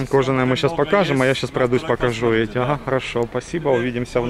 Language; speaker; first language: Russian; native; Russian